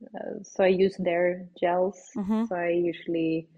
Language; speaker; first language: English; non-native, fluent; Swedish